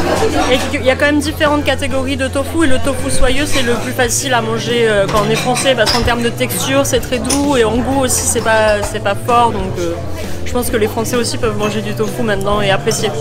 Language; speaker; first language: French; native; French